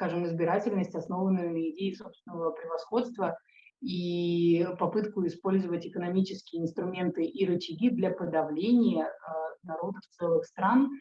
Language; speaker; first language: Russian; native; Russian